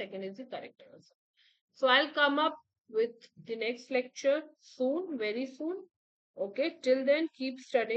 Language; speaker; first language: English; non-native, local second language; Hindi